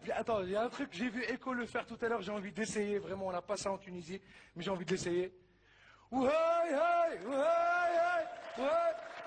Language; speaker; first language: French; early bilingual, other home language; Arabic